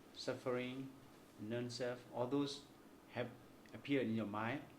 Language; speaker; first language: English; non-native, fluent; Burmese